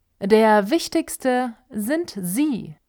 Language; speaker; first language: German; native; German